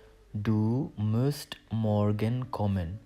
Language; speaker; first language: German; non-native, learner; Bangla